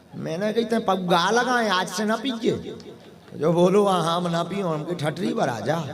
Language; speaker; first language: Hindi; native; Hindi